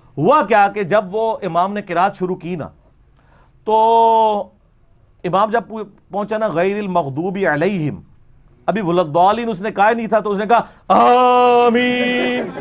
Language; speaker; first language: Urdu; non-native, local second language; Punjabi